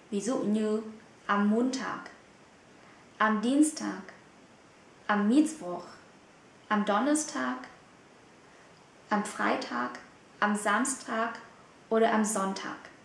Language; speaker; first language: German; non-native, fluent; Vietnamese